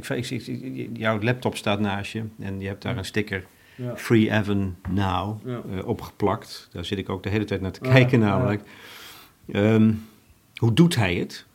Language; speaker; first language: Dutch; native; Dutch